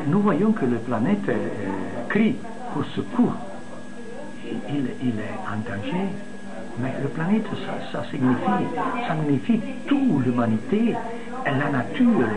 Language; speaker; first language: French; non-native, fluent; Italian